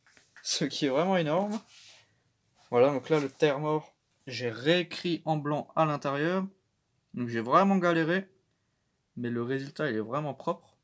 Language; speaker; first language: French; native; French